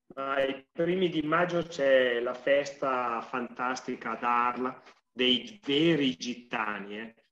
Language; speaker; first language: Italian; native; Italian